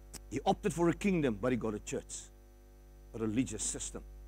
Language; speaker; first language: English; non-native, local second language; Afrikaans